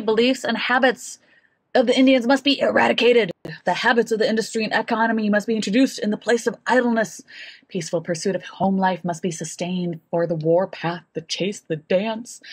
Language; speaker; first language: English; native; English